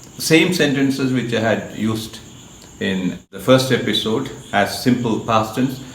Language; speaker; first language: English; non-native, local second language; Malayalam